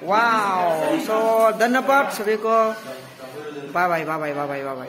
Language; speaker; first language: Hindi; non-native, local second language; Kok Borok